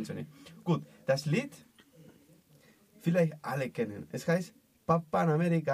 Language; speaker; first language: German; non-native, learner; Spanish